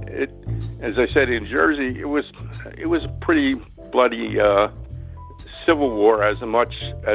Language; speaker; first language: English; native; English